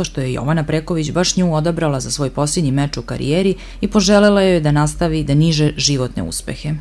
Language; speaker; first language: Serbian; native; Serbian